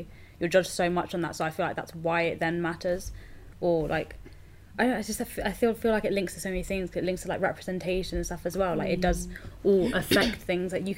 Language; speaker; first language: English; native; English